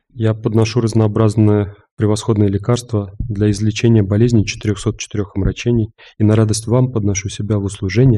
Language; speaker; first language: Russian; native; Russian